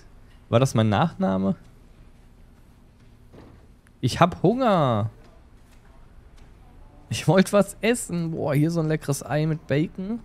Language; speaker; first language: German; native; German